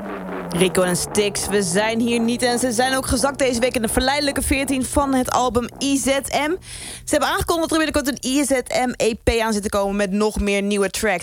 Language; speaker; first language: Dutch; native; Dutch